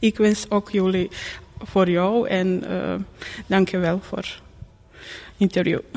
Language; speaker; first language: Dutch; non-native, learner; Croatian